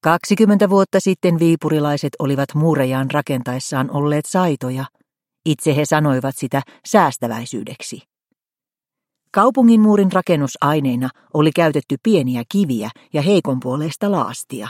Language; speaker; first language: Finnish; native; Finnish